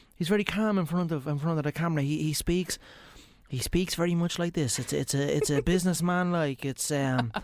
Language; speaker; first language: English; native; English